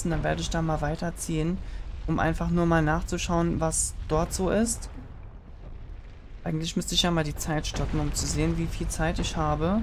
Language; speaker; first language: German; native; German